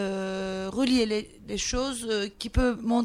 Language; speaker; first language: French; non-native, learner; Turkish